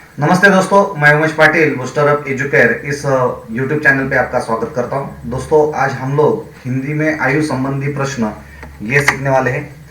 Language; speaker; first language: Hindi; non-native, local second language; Marathi